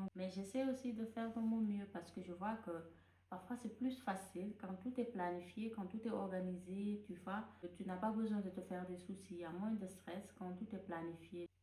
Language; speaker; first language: French; non-native, local second language; Wolof